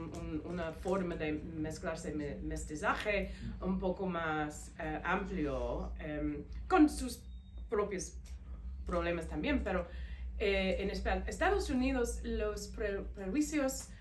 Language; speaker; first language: Spanish; non-native, fluent; English